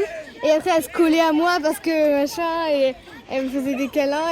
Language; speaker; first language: French; native; French